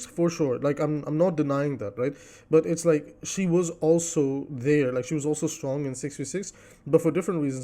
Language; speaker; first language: English; native; English